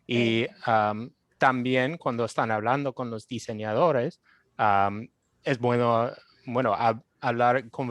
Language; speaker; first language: Spanish; non-native, fluent; English